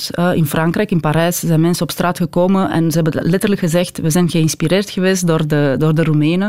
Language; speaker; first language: Dutch; non-native, fluent; Romanian